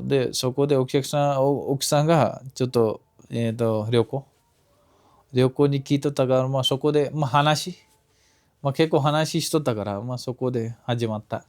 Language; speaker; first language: Japanese; non-native, fluent; Kashmiri